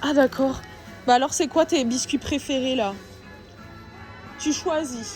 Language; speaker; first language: French; native; French